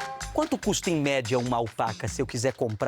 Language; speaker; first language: Portuguese; native; Portuguese